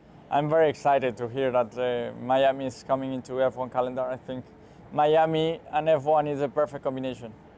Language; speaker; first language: English; non-native, fluent; Spanish